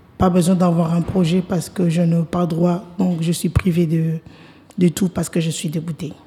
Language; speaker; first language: French; non-native, local second language; Lingala